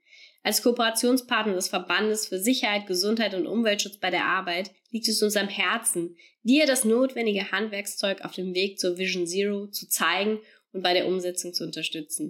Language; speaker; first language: German; native; German